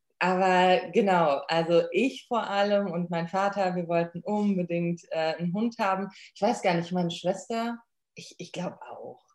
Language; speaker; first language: German; early bilingual, other home language; Polish